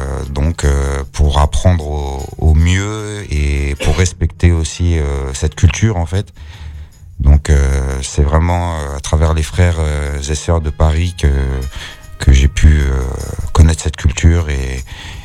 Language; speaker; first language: French; native; French